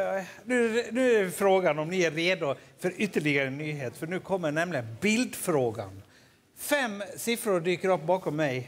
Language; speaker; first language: Swedish; native; Swedish